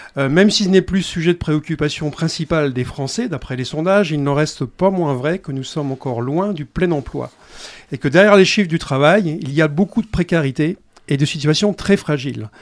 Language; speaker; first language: French; native; French